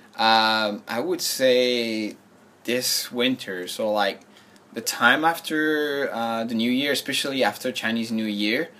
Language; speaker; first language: English; non-native, fluent; French